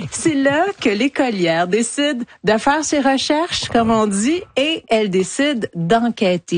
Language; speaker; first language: French; native; French